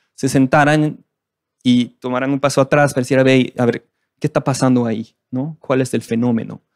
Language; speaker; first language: Spanish; non-native, fluent; French